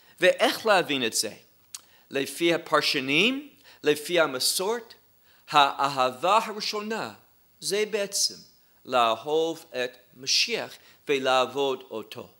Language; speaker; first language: Hebrew; non-native, fluent; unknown